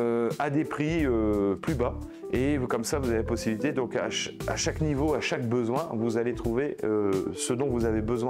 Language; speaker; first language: French; native; French